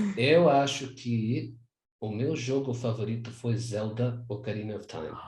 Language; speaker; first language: Portuguese; non-native, fluent; English